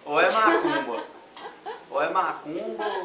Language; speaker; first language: Portuguese; native; Portuguese